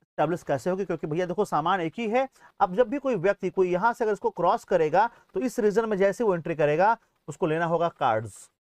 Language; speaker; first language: Hindi; native; Hindi